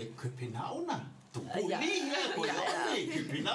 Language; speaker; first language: Danish; early bilingual, other home language; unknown